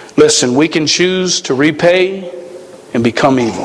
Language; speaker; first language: English; native; English